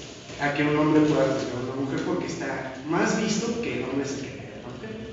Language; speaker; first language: Spanish; native; Spanish